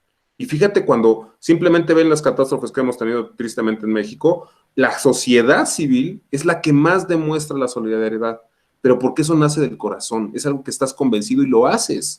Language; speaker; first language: Spanish; native; Spanish